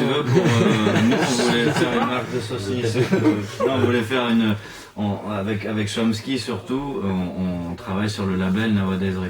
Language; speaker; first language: French; native; French